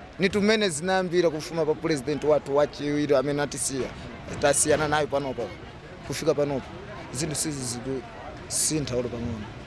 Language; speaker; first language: Nyanja; non-native, local second language; Tumbuka